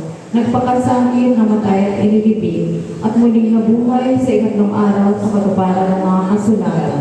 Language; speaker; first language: Filipino; native; Filipino